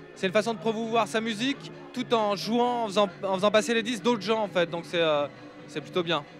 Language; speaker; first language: French; native; French